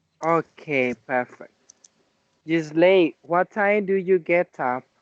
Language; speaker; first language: English; non-native, learner; Spanish